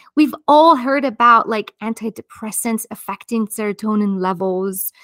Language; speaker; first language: English; non-native, fluent; Persian